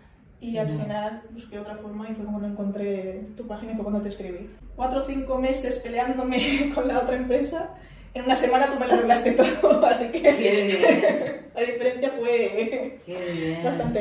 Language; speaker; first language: Spanish; native; Spanish